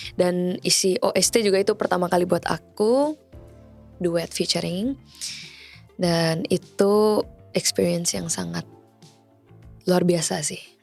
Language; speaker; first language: Indonesian; native; Indonesian